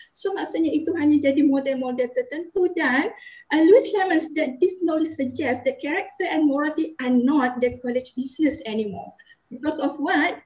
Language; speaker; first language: English; non-native, local second language; Malay